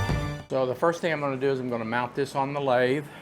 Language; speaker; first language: English; native; English